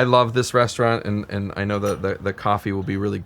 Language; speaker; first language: English; native; English